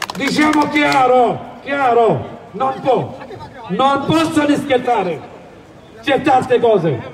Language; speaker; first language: Italian; non-native, learner; Bangla